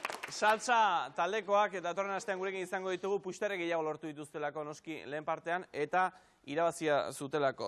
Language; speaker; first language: Basque; native; Basque